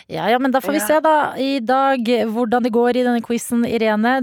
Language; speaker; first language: Norwegian; native; Norwegian